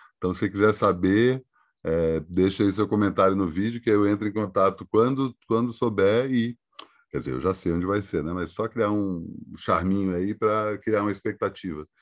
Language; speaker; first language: Portuguese; native; Portuguese